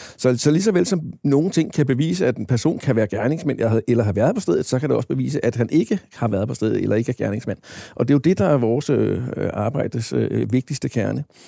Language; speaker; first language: Danish; native; Danish